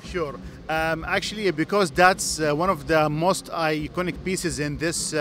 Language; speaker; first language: English; non-native, fluent; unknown